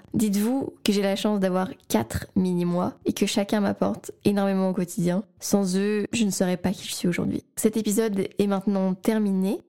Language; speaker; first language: French; native; French